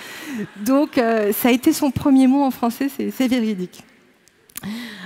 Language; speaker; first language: French; native; French